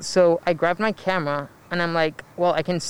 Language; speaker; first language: English; non-native, fluent; Spanish